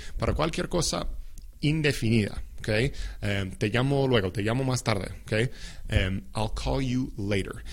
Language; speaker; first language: Spanish; non-native, fluent; English